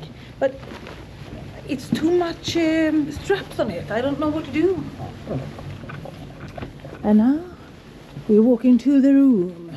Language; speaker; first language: English; non-native, fluent; Swedish